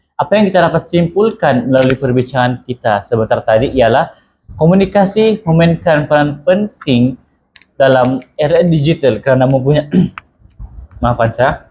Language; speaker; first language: Malay; native; Malay